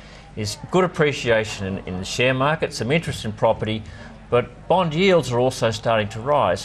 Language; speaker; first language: English; native; English